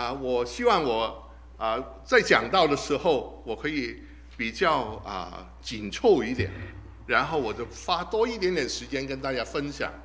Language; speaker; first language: Chinese; non-native, local second language; Cantonese